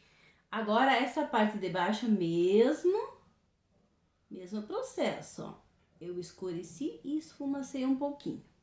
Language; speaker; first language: Portuguese; native; Portuguese